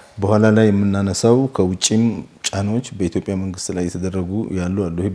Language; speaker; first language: Amharic; native; Amharic